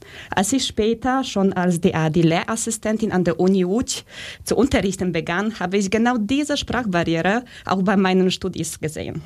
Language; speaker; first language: German; early bilingual, other home language; Polish